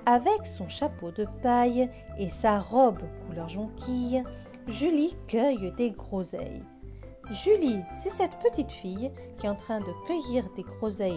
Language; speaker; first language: French; native; French